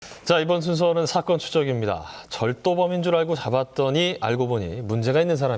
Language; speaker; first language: Korean; native; Korean